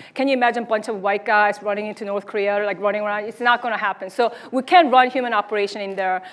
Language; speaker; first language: English; early bilingual, other home language; Korean